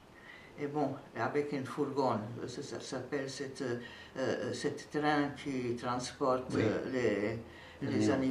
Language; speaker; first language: French; non-native, fluent; Serbian